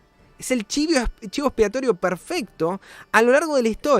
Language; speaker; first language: Spanish; native; Spanish